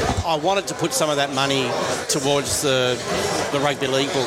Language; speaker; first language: English; native; English